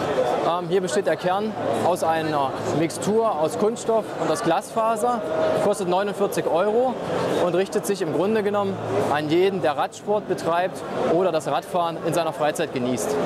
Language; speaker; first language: German; native; German